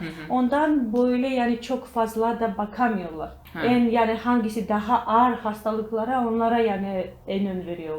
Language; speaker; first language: Turkish; non-native, learner; Georgian